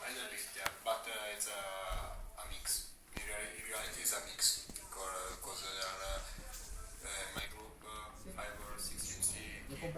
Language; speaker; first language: English; non-native, learner; Italian